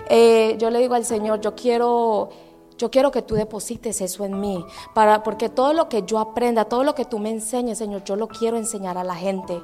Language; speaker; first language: Spanish; native; Spanish